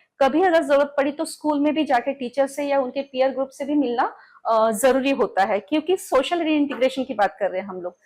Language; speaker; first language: Hindi; non-native, local second language; Marathi